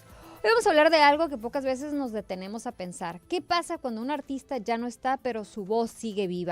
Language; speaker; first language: Spanish; native; Spanish